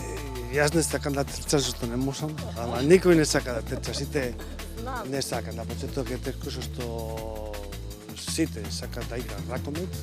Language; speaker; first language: Macedonian; non-native, learner; Spanish